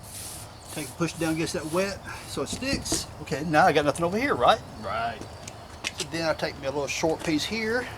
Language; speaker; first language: English; native; English